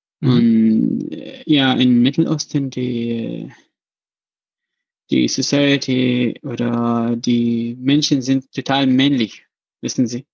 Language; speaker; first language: German; non-native, learner; Arabic